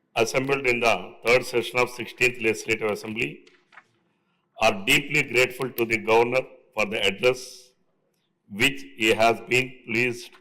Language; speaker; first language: English; non-native, local second language; Telugu